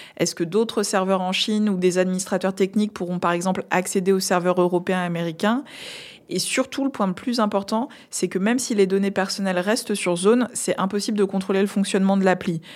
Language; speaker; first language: French; native; French